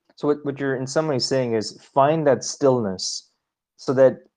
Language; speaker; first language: English; early bilingual, other home language; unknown